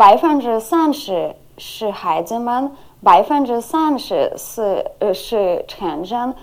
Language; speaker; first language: Chinese; non-native, fluent; Ukrainian